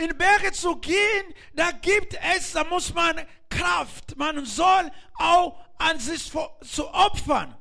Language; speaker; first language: German; non-native, learner; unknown